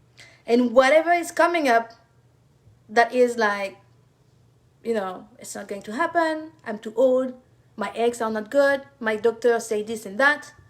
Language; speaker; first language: English; non-native, fluent; French